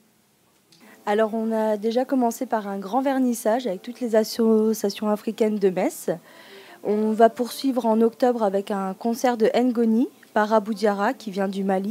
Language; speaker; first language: French; native; French